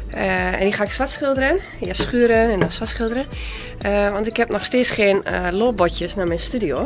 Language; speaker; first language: Dutch; native; Dutch